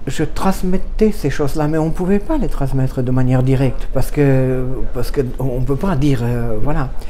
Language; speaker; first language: French; non-native, fluent; Romanian